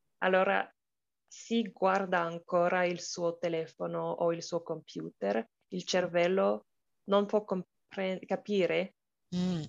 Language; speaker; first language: Italian; non-native, learner; English